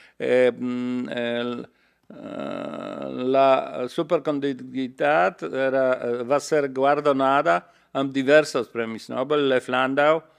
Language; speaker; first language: Italian; non-native, learner; Polish